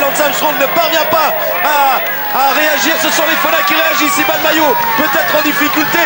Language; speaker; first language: French; native; French